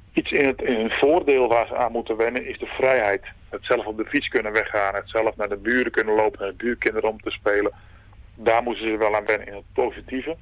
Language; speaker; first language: Dutch; native; Dutch